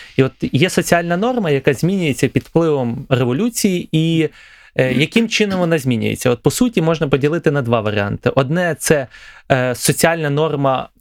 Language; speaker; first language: Ukrainian; native; Ukrainian